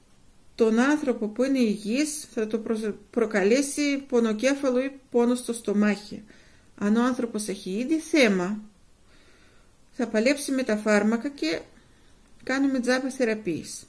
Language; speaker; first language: Greek; non-native, fluent; Russian